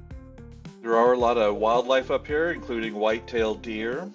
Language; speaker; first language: English; native; English